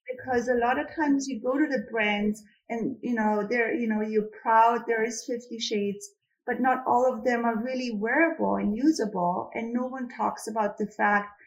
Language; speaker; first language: English; non-native, fluent; German